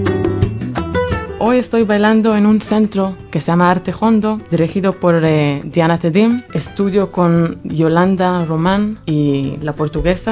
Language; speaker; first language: Spanish; non-native, fluent; Hebrew